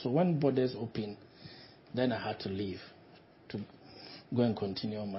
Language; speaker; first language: English; non-native, local second language; Akan